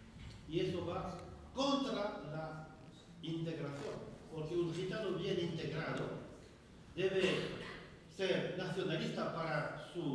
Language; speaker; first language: Spanish; non-native, fluent; French